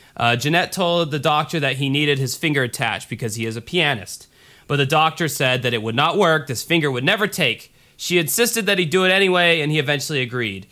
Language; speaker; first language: English; native; English